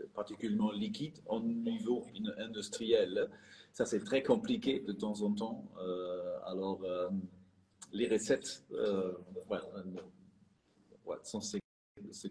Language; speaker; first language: French; non-native, fluent; German